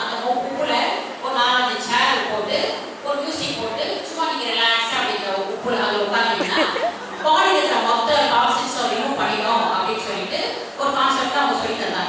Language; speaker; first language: Tamil; native; Tamil